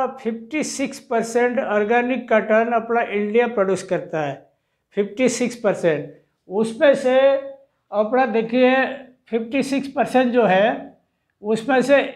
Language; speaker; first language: Hindi; non-native, local second language; Odia